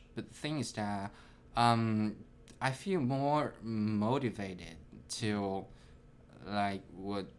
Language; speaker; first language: English; non-native, fluent; Chinese